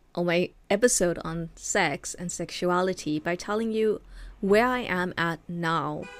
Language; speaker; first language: English; native; English